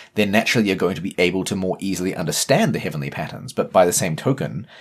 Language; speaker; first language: English; native; English